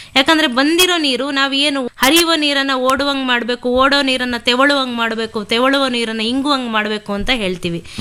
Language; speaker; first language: Kannada; native; Kannada